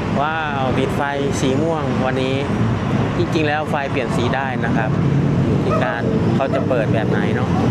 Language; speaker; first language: Thai; native; Thai